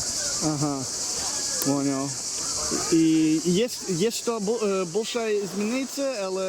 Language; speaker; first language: Russian; non-native, learner; English